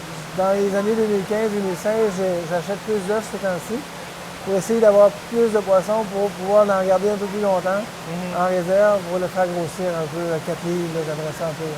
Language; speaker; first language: French; native; French